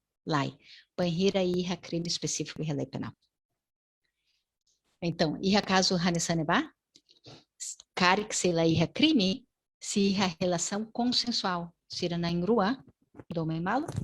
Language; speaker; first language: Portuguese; non-native, local second language; Tetum